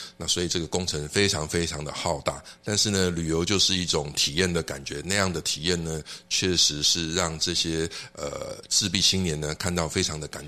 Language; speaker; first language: Chinese; native; Chinese